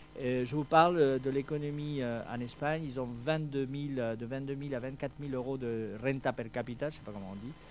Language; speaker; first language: French; non-native, fluent; Spanish